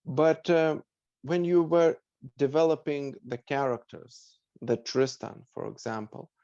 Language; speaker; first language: English; non-native, fluent; Lithuanian